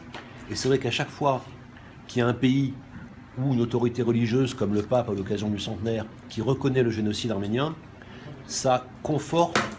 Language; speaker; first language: French; native; French